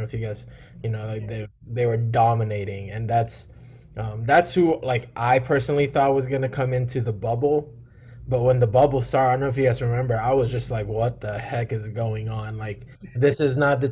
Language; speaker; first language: English; early bilingual, other home language; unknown